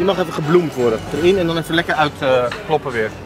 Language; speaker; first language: Dutch; native; Dutch